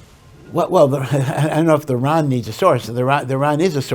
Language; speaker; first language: English; native; English